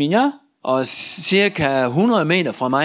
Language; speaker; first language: Danish; non-native, fluent; Russian